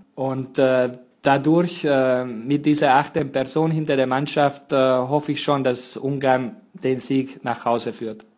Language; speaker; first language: German; non-native, fluent; Hungarian